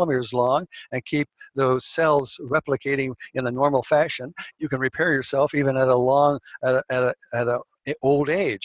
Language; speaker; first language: English; native; English